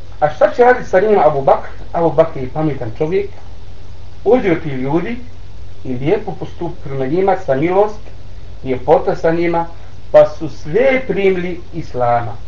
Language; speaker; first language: Bosnian; non-native, learner; Arabic